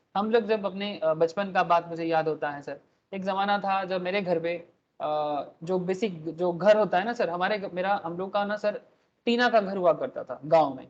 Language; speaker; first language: Hindi; non-native, local second language; Bangla